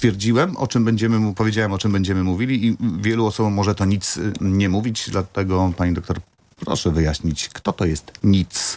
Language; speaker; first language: Polish; native; Polish